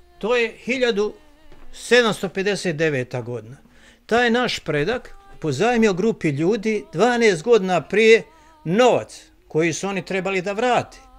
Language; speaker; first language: Croatian; native; Croatian